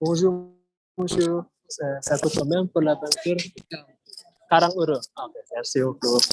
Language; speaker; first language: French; non-native, learner; Indonesian